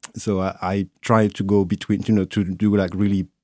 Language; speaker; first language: English; non-native, fluent; French